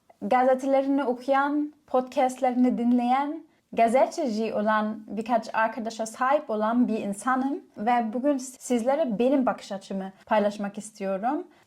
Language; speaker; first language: Turkish; non-native, fluent; German